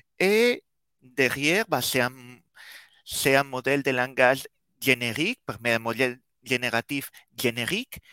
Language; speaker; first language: French; non-native, fluent; Spanish